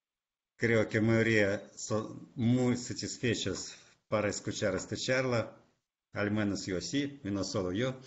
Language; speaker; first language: Spanish; non-native, fluent; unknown